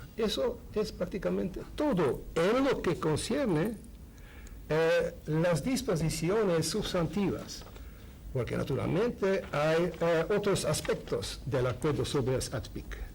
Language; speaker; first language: Spanish; non-native, fluent; Hungarian